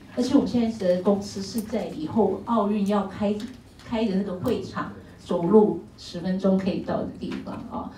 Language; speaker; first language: Chinese; native; Chinese